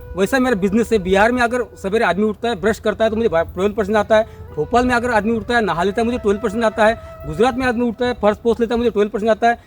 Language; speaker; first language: Hindi; non-native, local second language; Marathi